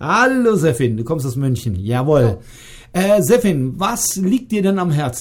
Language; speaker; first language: German; native; German